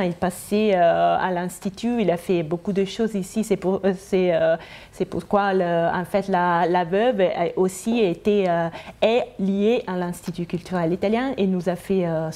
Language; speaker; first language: French; non-native, fluent; Italian